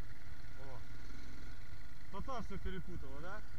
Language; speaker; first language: Russian; native; Russian